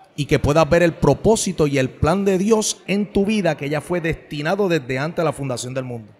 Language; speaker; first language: Spanish; native; Spanish